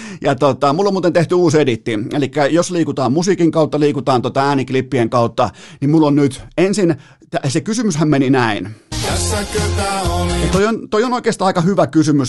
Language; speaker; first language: Finnish; native; Finnish